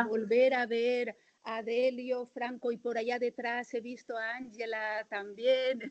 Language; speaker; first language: Spanish; native; Spanish